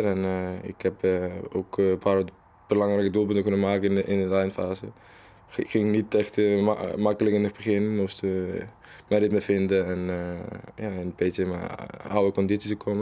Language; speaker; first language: Dutch; non-native, learner; Icelandic